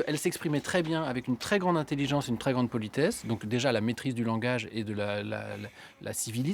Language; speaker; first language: French; native; French